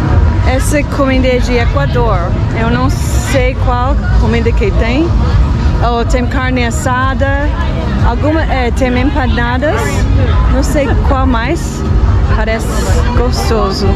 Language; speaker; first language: Portuguese; non-native, fluent; English